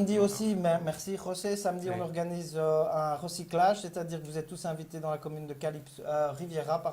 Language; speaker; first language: French; native; French